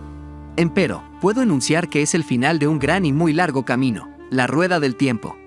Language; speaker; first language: Spanish; native; Spanish